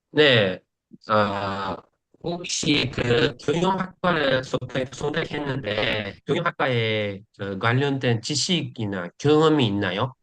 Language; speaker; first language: Korean; non-native, fluent; Uzbek